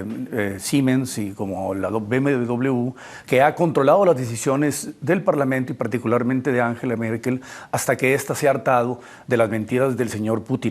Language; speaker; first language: Spanish; native; Spanish